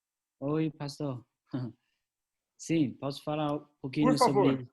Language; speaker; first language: Portuguese; non-native, learner; Chinese